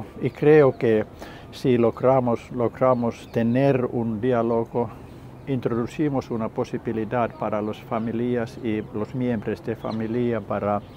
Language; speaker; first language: Spanish; non-native, learner; Finnish